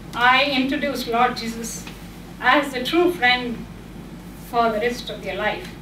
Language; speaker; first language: English; non-native, local second language; Telugu